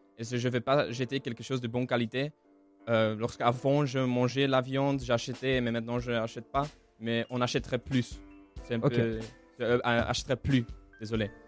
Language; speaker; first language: French; non-native, local second language; Dutch